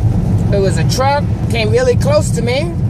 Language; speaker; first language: English; native; English